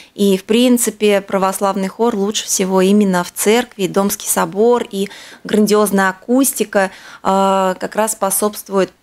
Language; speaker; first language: Russian; native; Russian